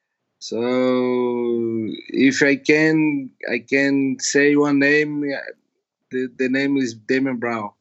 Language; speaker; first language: English; non-native, learner; Portuguese